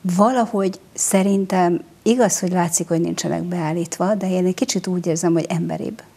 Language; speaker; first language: Hungarian; native; Hungarian